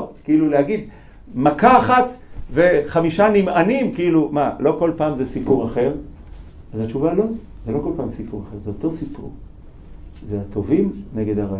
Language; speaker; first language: Hebrew; native; Hebrew